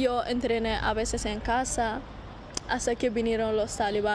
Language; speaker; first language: Spanish; non-native, learner; Persian